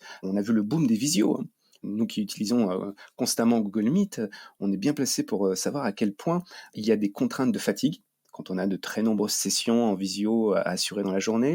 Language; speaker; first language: French; native; French